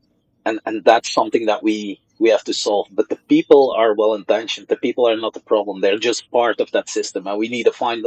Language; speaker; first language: English; non-native, fluent; Dutch